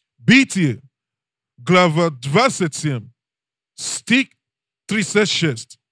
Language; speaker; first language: Russian; non-native, learner; English